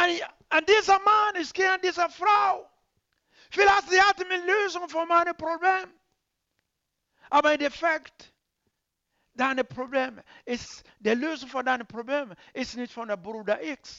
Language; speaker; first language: German; non-native, learner; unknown